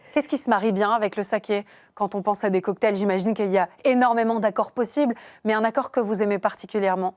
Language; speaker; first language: French; native; French